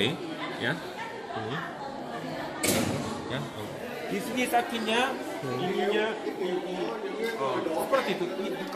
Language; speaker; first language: Indonesian; non-native, learner; Korean